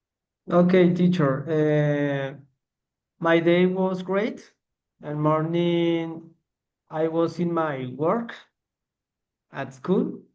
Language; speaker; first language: English; non-native, learner; Spanish